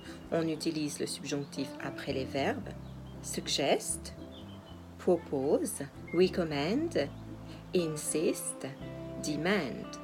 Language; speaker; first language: French; native; French